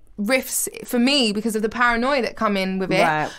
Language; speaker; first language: English; native; English